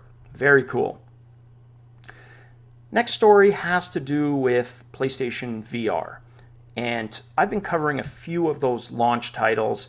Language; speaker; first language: English; native; English